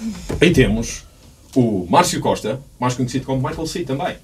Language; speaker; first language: Portuguese; native; Portuguese